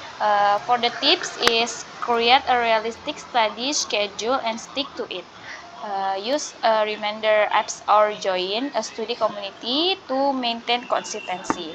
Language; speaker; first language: English; non-native, learner; Indonesian